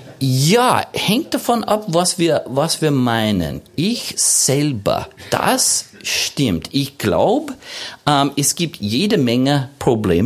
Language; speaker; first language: German; non-native, fluent; English